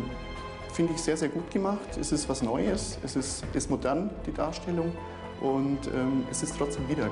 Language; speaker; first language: German; native; German